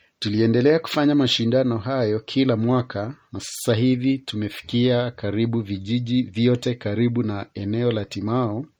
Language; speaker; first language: Swahili; non-native, local second language; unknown